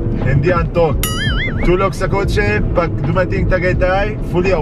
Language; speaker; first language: Filipino; non-native, learner; Arabic